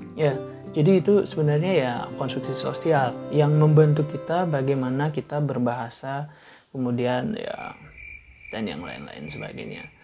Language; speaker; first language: Indonesian; non-native, local second language; Balinese